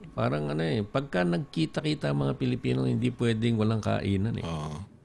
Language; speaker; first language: Filipino; native; Filipino